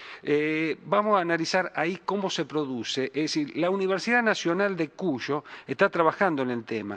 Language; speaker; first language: Spanish; native; Spanish